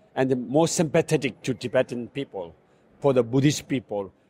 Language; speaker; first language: English; non-native, fluent; Chinese